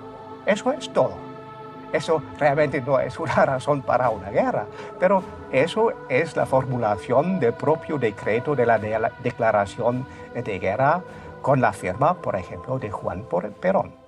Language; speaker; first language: Spanish; non-native, fluent; German